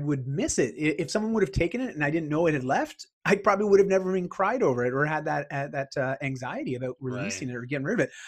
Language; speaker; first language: English; native; English